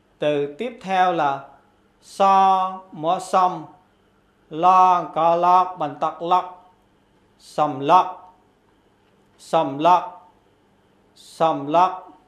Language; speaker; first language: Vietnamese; non-native, local second language; Khmer